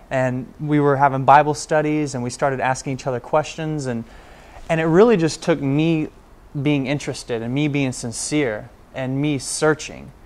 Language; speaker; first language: English; native; English